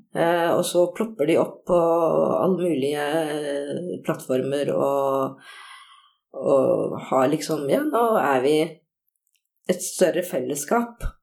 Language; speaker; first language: Norwegian; early bilingual, other home language; Korean